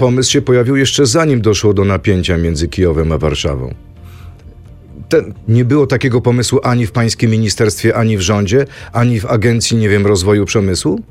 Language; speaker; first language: Polish; native; Polish